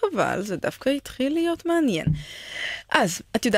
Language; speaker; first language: Hebrew; native; Hebrew